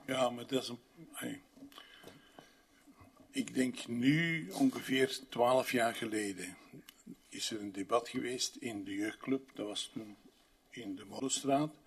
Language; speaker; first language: Dutch; native; Dutch